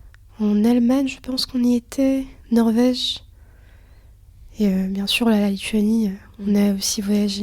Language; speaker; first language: French; early bilingual, other home language; Lithuanian